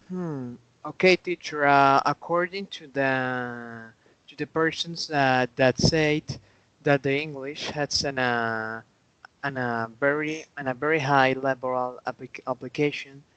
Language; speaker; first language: English; non-native, learner; Spanish